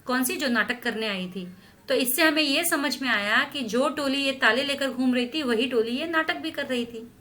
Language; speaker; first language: Hindi; non-native, local second language; Marathi